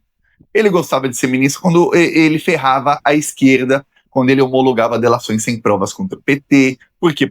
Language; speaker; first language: Portuguese; native; Portuguese